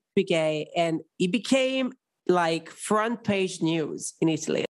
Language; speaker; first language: English; non-native, fluent; Italian